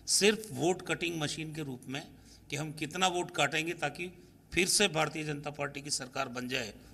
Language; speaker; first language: Hindi; native; Hindi